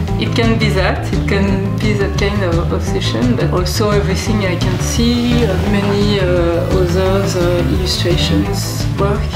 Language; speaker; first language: English; non-native, learner; French